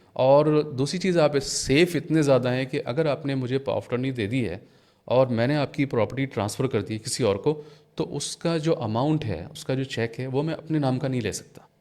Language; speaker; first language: Hindi; native; Hindi